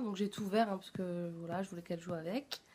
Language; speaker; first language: French; native; French